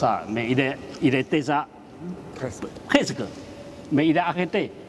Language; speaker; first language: French; non-native, learner; Chinese